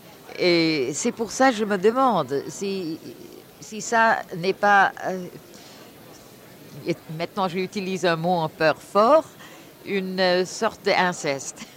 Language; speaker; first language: French; non-native, fluent; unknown